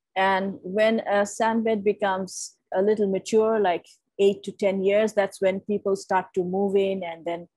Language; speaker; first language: English; non-native, local second language; Bangla